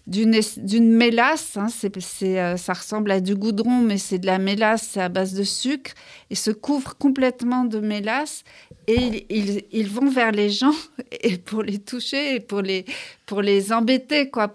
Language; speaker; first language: French; native; French